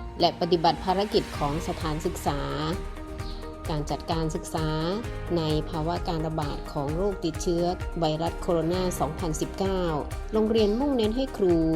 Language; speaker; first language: Thai; native; Thai